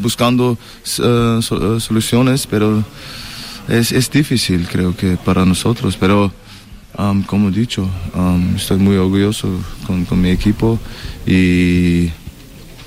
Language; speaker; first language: Spanish; non-native, learner; German